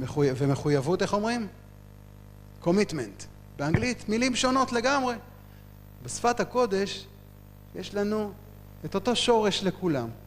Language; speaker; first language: Hebrew; native; Hebrew